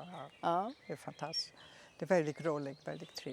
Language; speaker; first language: Swedish; non-native, fluent; German